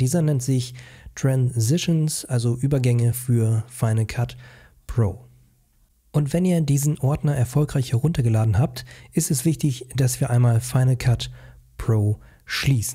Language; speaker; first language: German; native; German